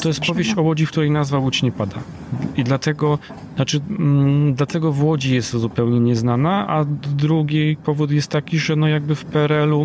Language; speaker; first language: Polish; native; Polish